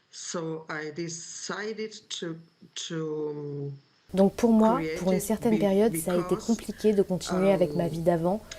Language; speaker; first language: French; non-native, fluent; Spanish